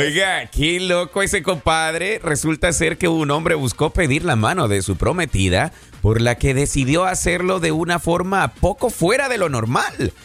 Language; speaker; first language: Spanish; native; Spanish